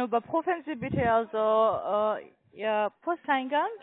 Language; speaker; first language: German; non-native, learner; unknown